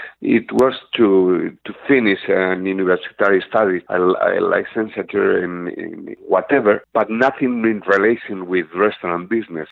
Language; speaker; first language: English; non-native, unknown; Spanish